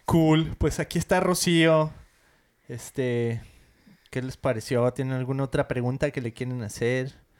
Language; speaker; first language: Spanish; early bilingual, heritage; Spanish